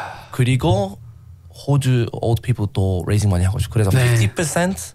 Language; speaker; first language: Korean; non-native, learner; English